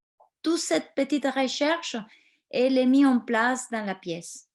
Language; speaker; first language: French; non-native, fluent; Spanish